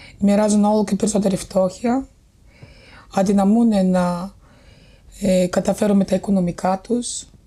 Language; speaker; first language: Greek; non-native, fluent; Bulgarian